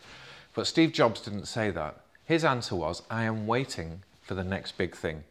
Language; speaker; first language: English; native; English